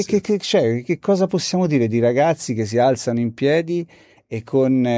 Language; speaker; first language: Italian; native; Italian